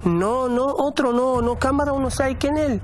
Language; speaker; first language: Spanish; non-native, learner; Arabic